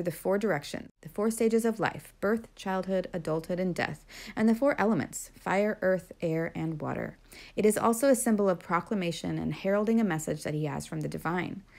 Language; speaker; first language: English; native; English